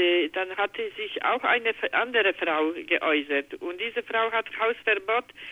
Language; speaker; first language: German; non-native, learner; Polish